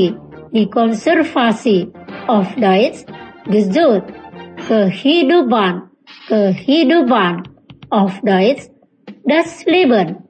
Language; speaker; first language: German; non-native, learner; Indonesian